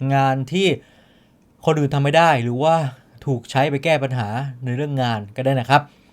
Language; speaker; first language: Thai; native; Thai